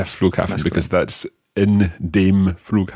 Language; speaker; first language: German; non-native, learner; English